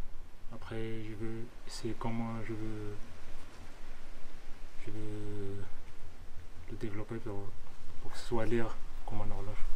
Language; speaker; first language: French; non-native, learner; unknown